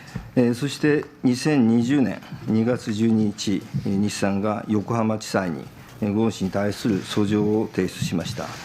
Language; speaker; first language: Japanese; native; Japanese